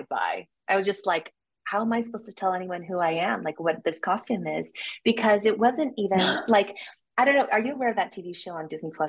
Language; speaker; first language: English; native; English